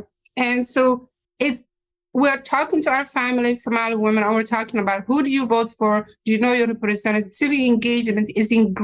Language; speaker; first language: English; non-native, fluent; Somali